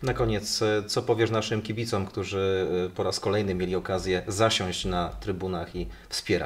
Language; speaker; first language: Polish; native; Polish